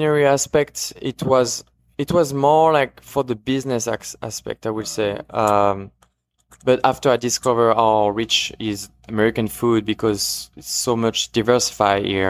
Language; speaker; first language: English; non-native, fluent; French